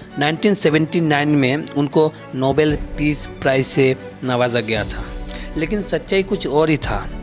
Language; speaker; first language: Hindi; non-native, local second language; Bangla